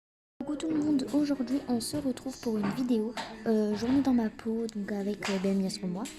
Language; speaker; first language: French; native; French